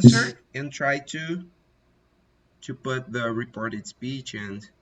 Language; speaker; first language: English; non-native, fluent; Portuguese